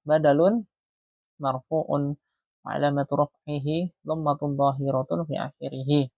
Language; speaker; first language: Arabic; non-native, fluent; Indonesian